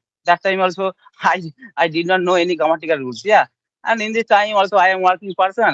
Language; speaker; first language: English; non-native, learner; Bangla